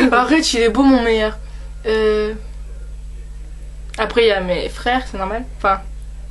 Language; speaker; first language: French; native; French